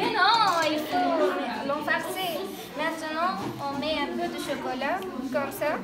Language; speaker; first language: French; non-native, learner; Arabic